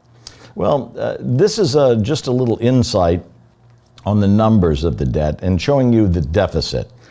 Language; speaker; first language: English; native; English